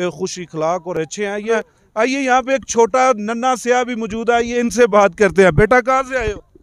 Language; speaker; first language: Urdu; non-native, local second language; Punjabi